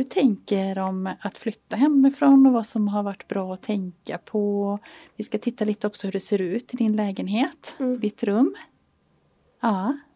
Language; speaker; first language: Swedish; native; Swedish